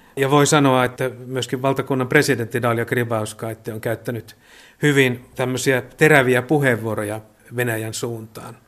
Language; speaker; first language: Finnish; native; Finnish